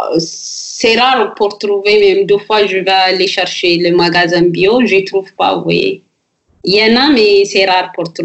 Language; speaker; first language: French; non-native, learner; Amharic